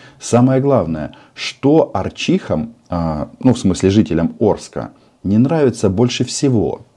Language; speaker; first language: Russian; native; Russian